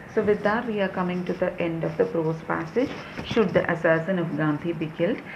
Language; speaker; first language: English; non-native, local second language; Malayalam